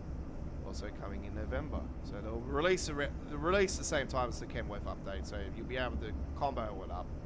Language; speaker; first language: English; native; English